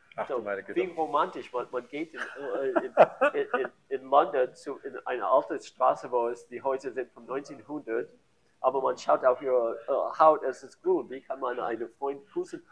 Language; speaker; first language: German; non-native, learner; English